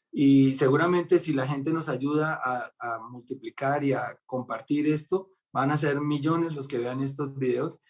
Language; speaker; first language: Spanish; native; Spanish